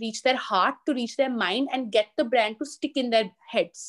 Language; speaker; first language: English; non-native, local second language; Hindi